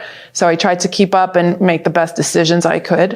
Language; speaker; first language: English; native; English